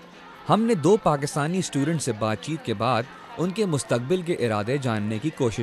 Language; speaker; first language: Urdu; native; Urdu